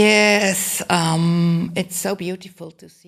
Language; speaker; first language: English; non-native, learner; German